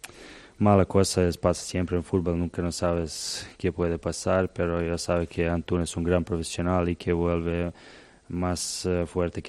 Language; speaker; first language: Spanish; non-native, learner; Serbian